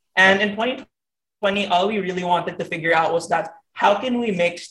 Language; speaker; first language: English; non-native, local second language; Hiligaynon